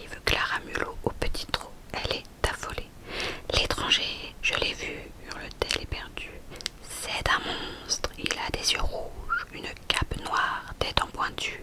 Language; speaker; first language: French; native; French